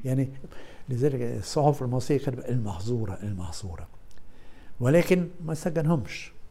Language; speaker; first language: Arabic; non-native, fluent; German